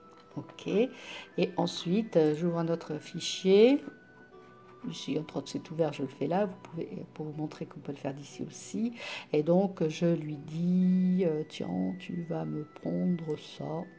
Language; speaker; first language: French; native; French